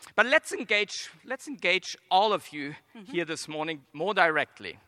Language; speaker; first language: English; non-native, fluent; German